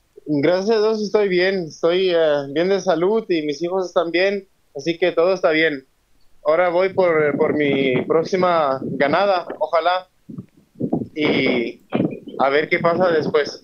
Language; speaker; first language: Spanish; early bilingual, heritage; Spanish